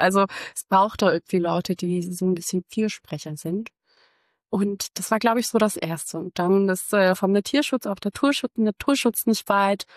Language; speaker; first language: German; early bilingual, other home language; Croatian